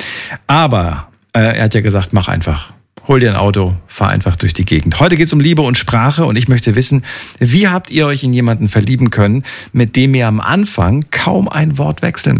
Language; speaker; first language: German; native; German